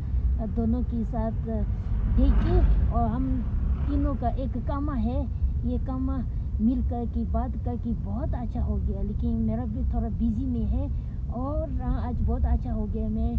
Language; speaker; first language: Hindi; non-native, local second language; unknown